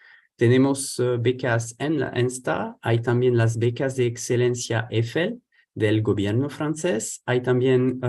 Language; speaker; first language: Spanish; non-native, fluent; French